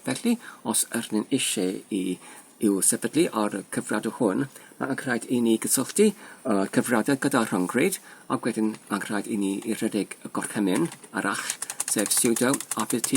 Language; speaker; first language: Welsh; non-native, fluent; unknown